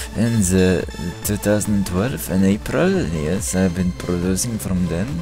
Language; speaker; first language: English; non-native, fluent; Dutch